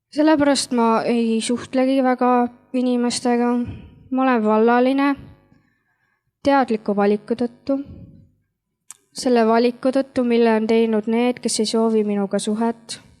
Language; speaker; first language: Estonian; native; Estonian